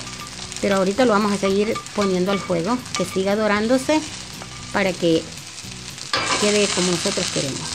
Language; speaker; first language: Spanish; native; Spanish